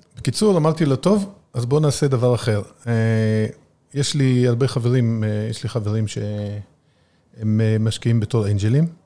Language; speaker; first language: Hebrew; native; Hebrew